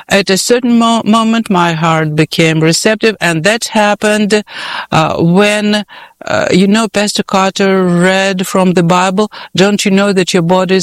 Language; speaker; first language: English; non-native, fluent; Russian